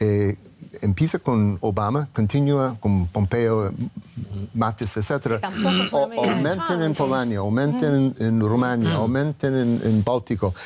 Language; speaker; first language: Spanish; non-native, learner; English